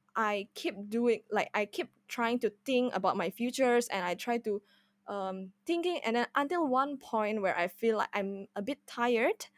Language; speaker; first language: English; non-native, fluent; Indonesian